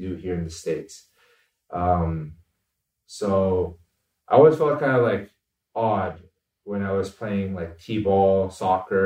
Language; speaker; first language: English; native; English